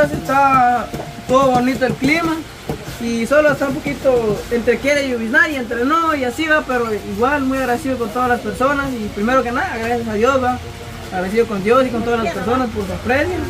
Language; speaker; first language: Spanish; native; Spanish